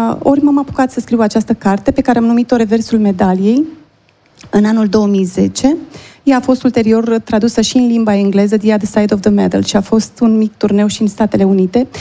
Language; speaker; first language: Romanian; native; Romanian